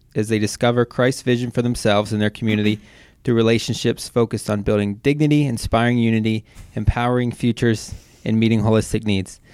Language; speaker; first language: English; native; English